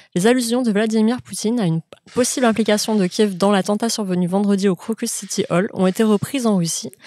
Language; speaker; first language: French; native; French